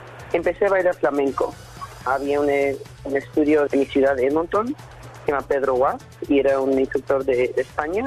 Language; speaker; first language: Spanish; early bilingual, heritage; Spanish